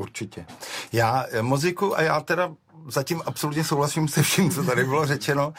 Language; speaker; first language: Czech; non-native, fluent; Georgian